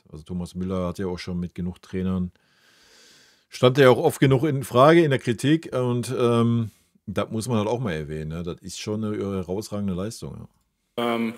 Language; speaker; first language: German; native; German